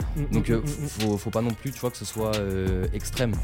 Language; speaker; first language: French; native; French